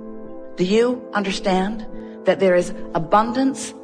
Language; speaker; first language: English; native; English